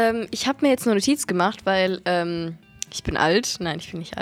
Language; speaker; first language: German; native; German